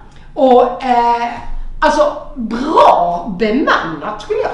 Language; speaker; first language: Swedish; native; Swedish